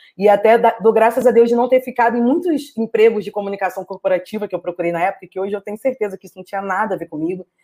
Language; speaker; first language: Portuguese; native; Portuguese